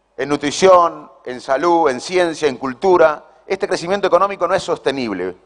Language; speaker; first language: Spanish; native; Spanish